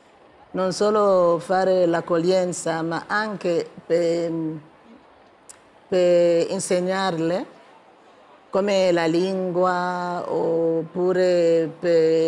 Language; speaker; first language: Italian; non-native, fluent; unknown